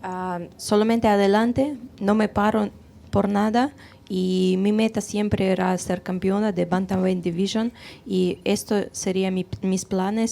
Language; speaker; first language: Spanish; non-native, fluent; Russian